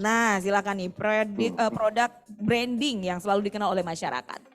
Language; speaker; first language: Indonesian; native; Indonesian